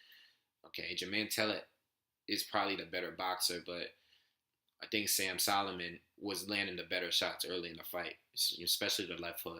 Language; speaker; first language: English; native; English